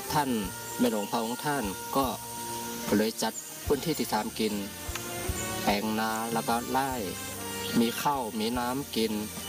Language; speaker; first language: Thai; non-native, local second language; Akha